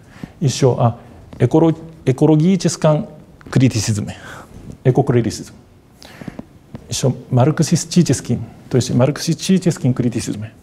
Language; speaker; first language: Russian; non-native, fluent; Japanese